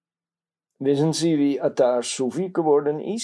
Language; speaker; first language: German; non-native, fluent; Dutch